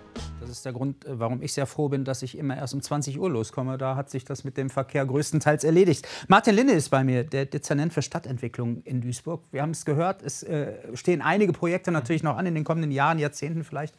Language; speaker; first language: German; native; German